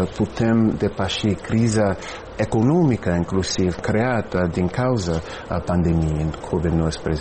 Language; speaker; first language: Romanian; non-native, fluent; English